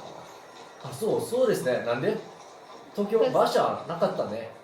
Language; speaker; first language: Japanese; non-native, fluent; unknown